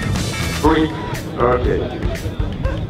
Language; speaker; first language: French; native; French